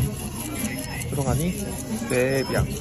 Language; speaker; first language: French; non-native, learner; Korean